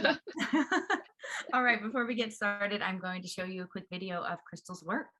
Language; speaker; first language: English; native; English